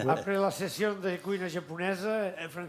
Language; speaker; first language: French; non-native, fluent; Catalan